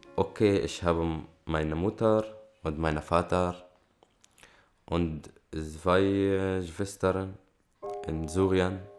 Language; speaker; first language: German; non-native, learner; Arabic